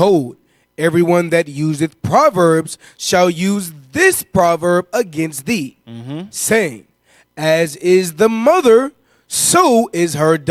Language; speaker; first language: English; native; English